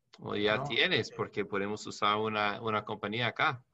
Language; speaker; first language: Spanish; non-native, learner; English